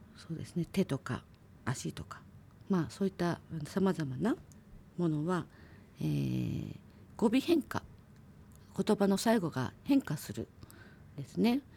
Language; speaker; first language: Japanese; native; Japanese